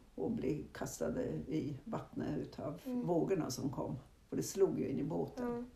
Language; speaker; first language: Swedish; non-native, fluent; Norwegian